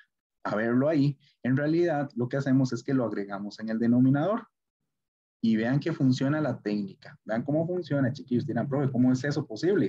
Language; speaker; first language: Spanish; native; Spanish